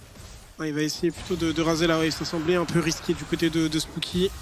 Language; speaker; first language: French; native; French